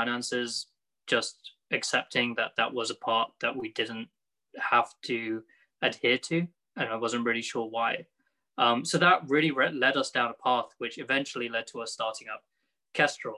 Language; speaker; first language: English; native; English